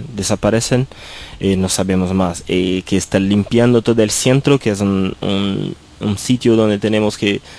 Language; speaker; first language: Spanish; non-native, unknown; Portuguese